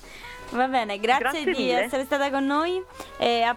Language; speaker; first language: Italian; native; Italian